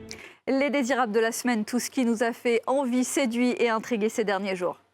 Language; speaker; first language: French; native; French